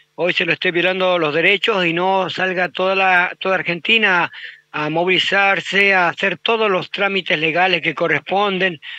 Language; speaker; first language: Spanish; native; Spanish